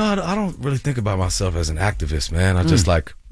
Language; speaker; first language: English; native; English